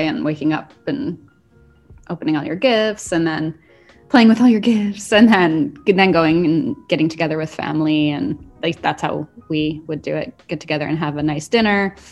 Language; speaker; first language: English; native; English